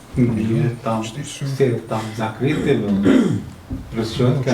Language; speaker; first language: Russian; non-native, learner; Uzbek